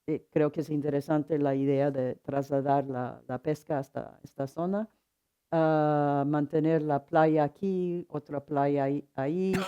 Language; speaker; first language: Spanish; non-native, fluent; English